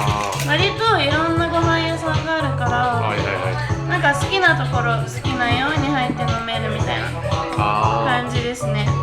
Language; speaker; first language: Japanese; native; Japanese